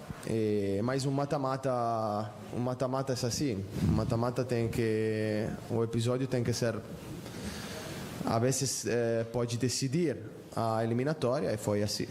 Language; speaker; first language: Portuguese; non-native, fluent; Italian